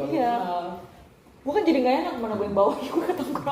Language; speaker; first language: Indonesian; native; Indonesian